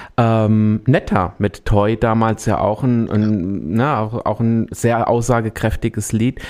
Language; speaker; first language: German; early bilingual, other home language; Spanish